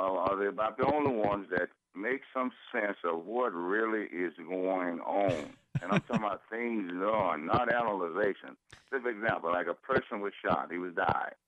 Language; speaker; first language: English; native; English